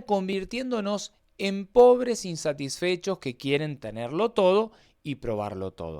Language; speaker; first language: Spanish; native; Spanish